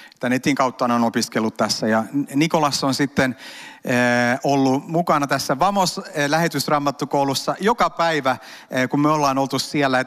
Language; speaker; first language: Finnish; early bilingual, heritage; Finnish